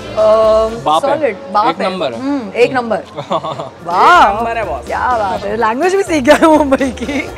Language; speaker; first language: Hindi; native; Hindi